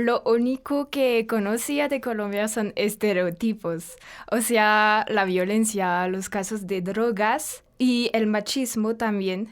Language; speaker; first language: Spanish; non-native, fluent; French